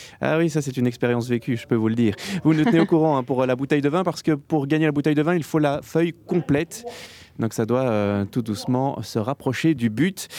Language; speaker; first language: French; native; French